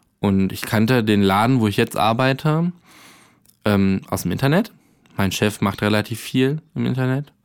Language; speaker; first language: German; native; German